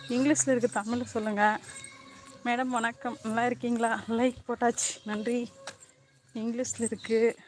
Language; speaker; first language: Tamil; native; Tamil